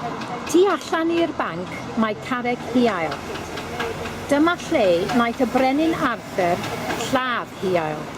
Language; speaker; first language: Welsh; non-native, learner; English